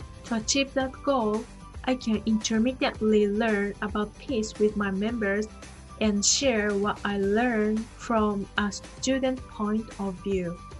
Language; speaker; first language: English; non-native, learner; Japanese